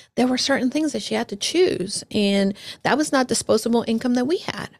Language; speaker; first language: English; early bilingual, other home language; Spanish